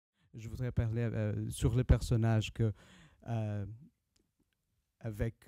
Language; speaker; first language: French; non-native, learner; Portuguese